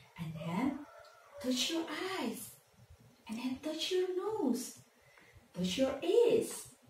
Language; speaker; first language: English; non-native, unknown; Indonesian